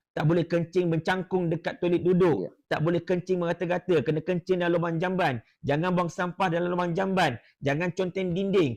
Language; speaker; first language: Malay; native; Malay